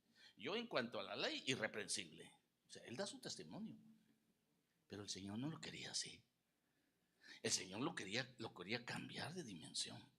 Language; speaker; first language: Spanish; native; Spanish